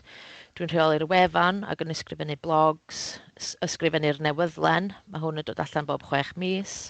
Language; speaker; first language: Welsh; native; Welsh